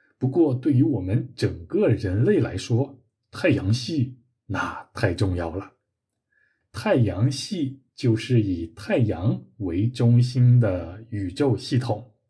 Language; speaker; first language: Chinese; native; Chinese